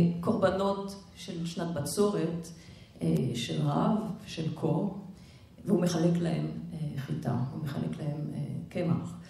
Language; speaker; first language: Hebrew; non-native, fluent; French